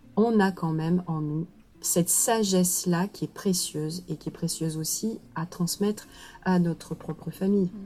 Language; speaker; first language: French; native; French